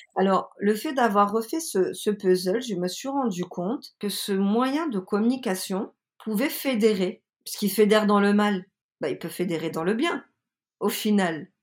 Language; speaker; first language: French; native; French